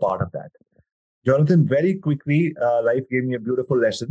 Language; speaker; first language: English; non-native, local second language; Hindi